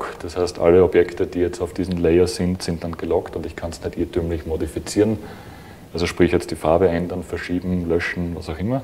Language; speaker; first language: German; native; German